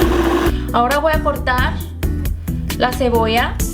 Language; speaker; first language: Spanish; non-native, fluent; Korean